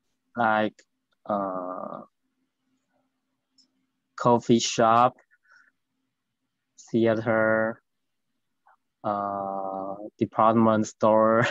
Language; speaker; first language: English; non-native, learner; Chinese